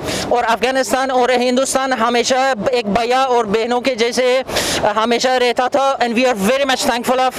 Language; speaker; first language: Hindi; non-native, fluent; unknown